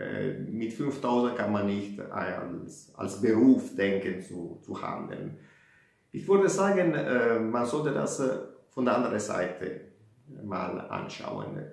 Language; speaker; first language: German; non-native, fluent; Italian